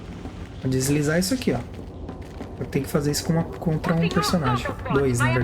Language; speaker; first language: Portuguese; native; Portuguese